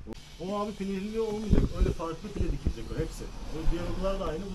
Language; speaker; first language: Turkish; native; Turkish